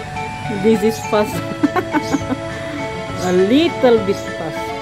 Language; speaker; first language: English; non-native, local second language; Malay